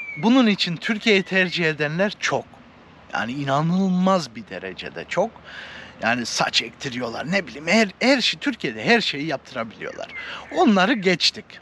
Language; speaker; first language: Turkish; early bilingual, heritage; Turkish